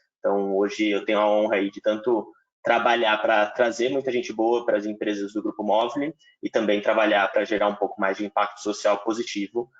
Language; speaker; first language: Portuguese; native; Portuguese